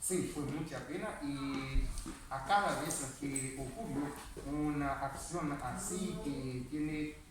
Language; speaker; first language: Spanish; non-native, learner; Haitian Creole